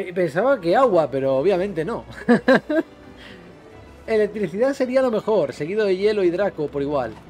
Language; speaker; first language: Spanish; native; Spanish